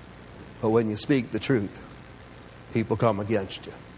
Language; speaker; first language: English; native; English